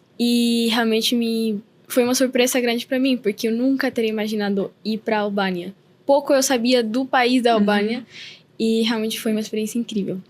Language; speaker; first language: Portuguese; non-native, fluent; Spanish